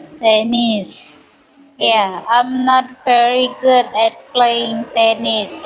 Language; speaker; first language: English; non-native, learner; Indonesian